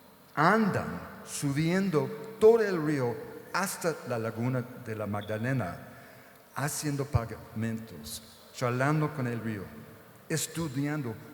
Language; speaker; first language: Spanish; non-native, fluent; English